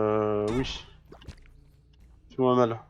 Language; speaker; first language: French; native; French